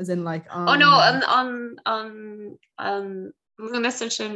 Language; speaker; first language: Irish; non-native, local second language; English